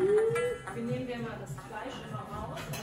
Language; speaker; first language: German; early bilingual, other home language; Persian